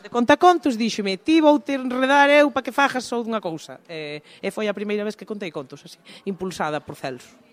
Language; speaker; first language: Galician; native; Galician